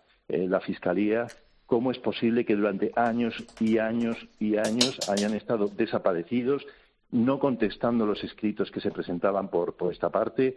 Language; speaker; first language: Spanish; native; Spanish